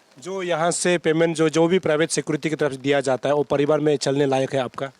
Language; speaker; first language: Hindi; non-native, local second language; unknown